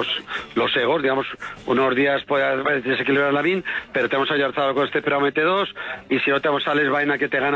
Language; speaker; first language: Spanish; native; Spanish